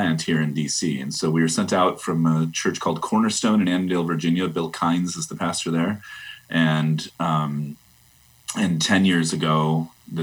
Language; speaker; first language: English; native; English